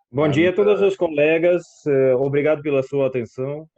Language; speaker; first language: Portuguese; non-native, fluent; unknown